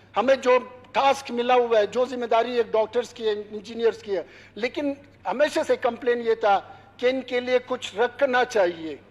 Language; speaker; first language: Urdu; non-native, local second language; Hazaragi